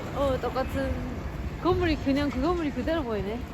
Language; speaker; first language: Korean; early bilingual, heritage; Korean